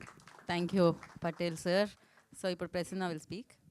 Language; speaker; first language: Telugu; native; Telugu